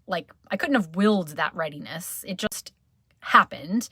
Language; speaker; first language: English; native; English